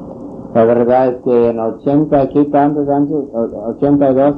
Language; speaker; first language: Spanish; non-native, fluent; English